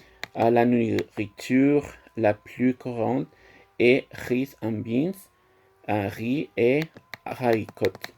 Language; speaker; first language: French; non-native, learner; Spanish